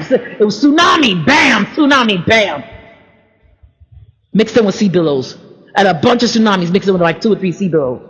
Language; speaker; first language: English; native; English